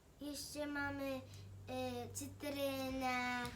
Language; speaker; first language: Polish; early bilingual, heritage; Polish